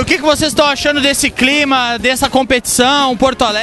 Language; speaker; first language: Portuguese; native; Portuguese